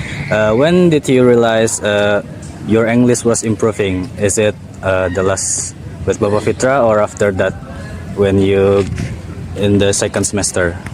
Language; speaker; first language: English; non-native, learner; Indonesian